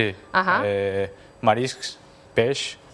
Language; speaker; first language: Catalan; non-native, fluent; Chinese